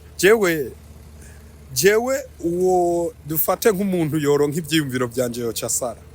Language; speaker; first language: Rundi; early bilingual, heritage; Rundi